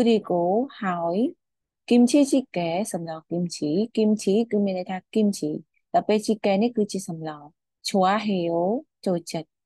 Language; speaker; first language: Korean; non-native, fluent; Khmer